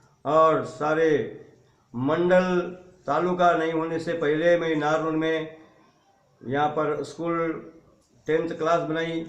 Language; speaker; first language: Hindi; non-native, local second language; Lambadi